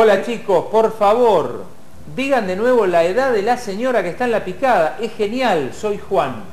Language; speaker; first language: Spanish; native; Spanish